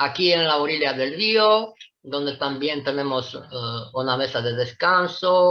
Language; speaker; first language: Spanish; non-native, fluent; Italian